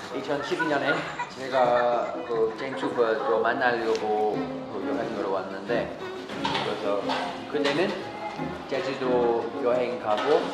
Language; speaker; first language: Korean; non-native, learner; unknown